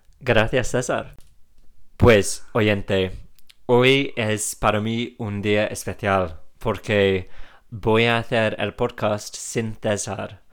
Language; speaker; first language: Spanish; non-native, fluent; English